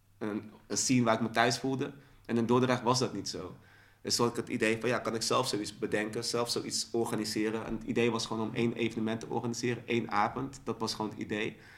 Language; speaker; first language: Dutch; early bilingual, other home language; Sranan Tongo